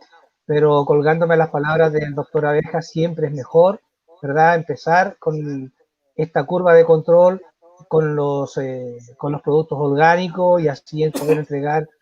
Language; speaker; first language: Spanish; native; Spanish